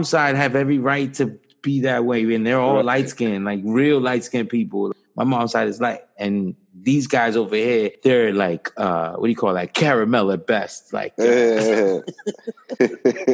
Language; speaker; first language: English; native; English